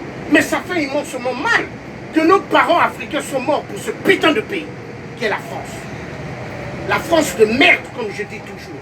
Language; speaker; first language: French; native; French